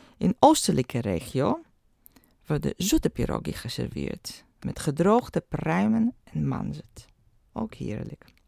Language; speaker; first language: Dutch; non-native, fluent; Polish